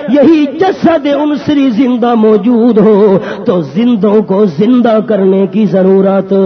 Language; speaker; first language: Urdu; non-native, local second language; Pashto